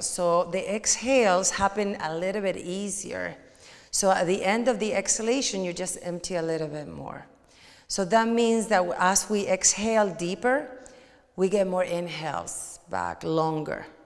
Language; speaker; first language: English; non-native, fluent; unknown